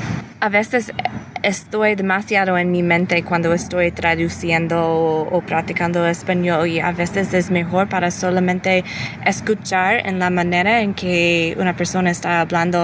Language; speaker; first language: Spanish; early bilingual, heritage; English